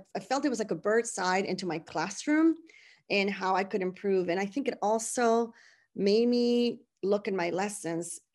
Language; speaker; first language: English; non-native, fluent; Spanish